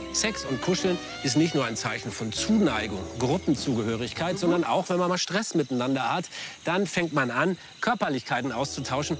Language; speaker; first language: German; native; German